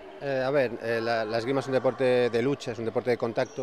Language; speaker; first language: Spanish; native; Spanish